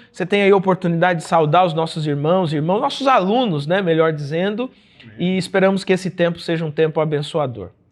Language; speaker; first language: Portuguese; native; Portuguese